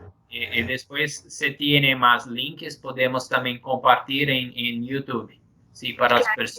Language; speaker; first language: Spanish; non-native, fluent; Portuguese